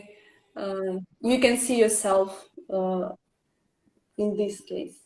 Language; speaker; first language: English; non-native, learner; Russian